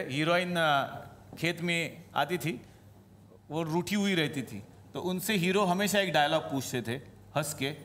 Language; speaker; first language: Hindi; non-native, local second language; Marathi